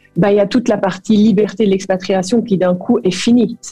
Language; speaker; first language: French; native; French